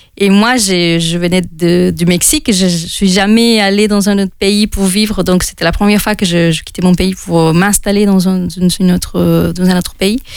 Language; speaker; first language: French; non-native, fluent; Spanish